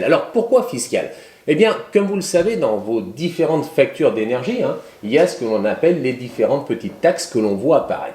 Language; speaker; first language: French; native; French